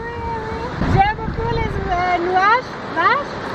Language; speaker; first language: French; non-native, learner; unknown